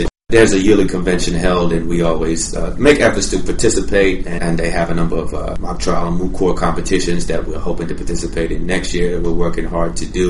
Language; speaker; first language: English; native; English